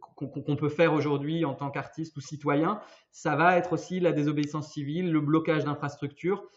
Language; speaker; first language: French; native; French